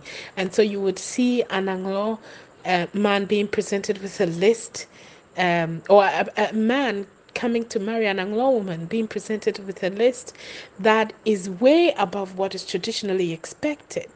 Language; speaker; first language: English; non-native, local second language; Ewe